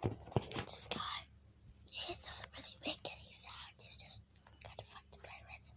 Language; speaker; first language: English; native; English